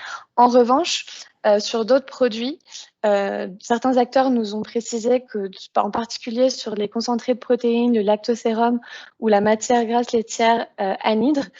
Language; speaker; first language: French; native; French